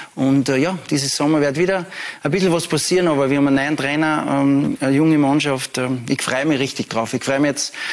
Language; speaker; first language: German; native; German